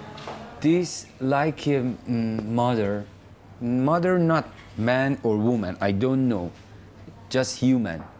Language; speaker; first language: English; non-native, learner; Persian